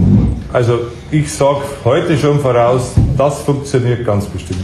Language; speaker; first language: German; native; German